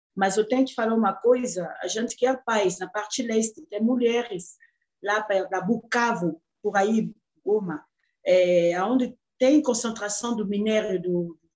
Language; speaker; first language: Portuguese; non-native, fluent; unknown